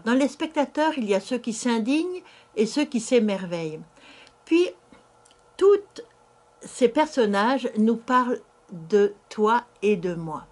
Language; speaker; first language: French; native; French